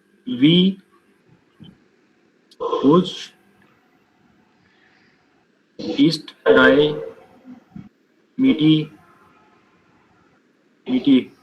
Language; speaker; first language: German; non-native, learner; Urdu